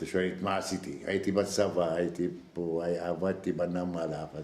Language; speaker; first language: Hebrew; non-native, fluent; Arabic